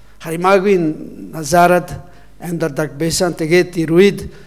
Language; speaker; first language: Mongolian; non-native, learner; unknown